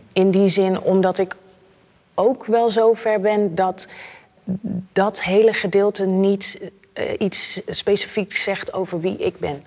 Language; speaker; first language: Dutch; native; Dutch